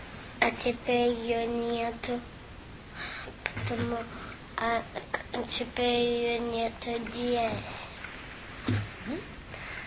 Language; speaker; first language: Russian; early bilingual, heritage; Russian